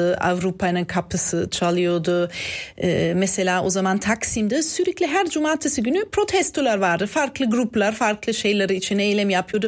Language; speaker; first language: Turkish; non-native, fluent; German